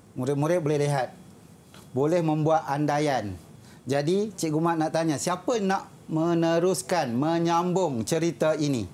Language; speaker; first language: Malay; native; Malay